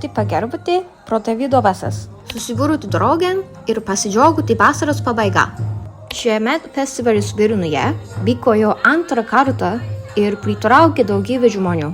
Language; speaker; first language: Lithuanian; non-native, learner; Japanese